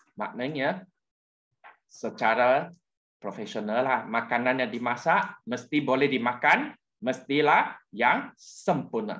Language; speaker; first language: Malay; non-native, local second language; Chinese